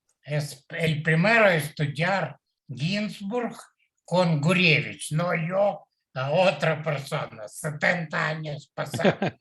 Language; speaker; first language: Spanish; non-native, learner; Russian